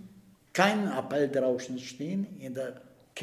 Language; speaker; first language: German; non-native, fluent; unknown